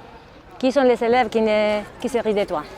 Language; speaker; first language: French; non-native, learner; Spanish